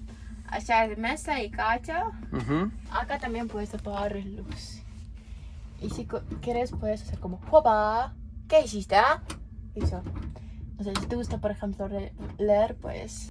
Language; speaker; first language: Spanish; non-native, learner; Ukrainian